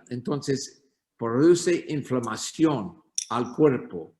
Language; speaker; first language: Spanish; non-native, learner; English